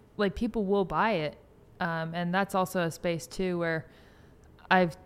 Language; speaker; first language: English; native; English